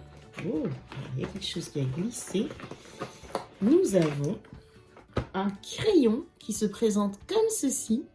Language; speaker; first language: French; native; French